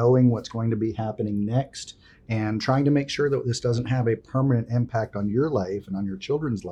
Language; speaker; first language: English; early bilingual, other home language; Spanish